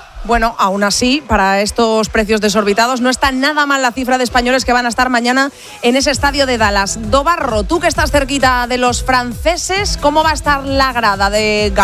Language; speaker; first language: Spanish; native; Spanish